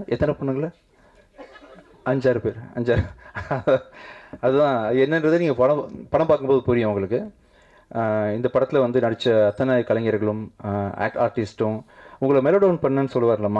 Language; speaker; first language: Tamil; native; Tamil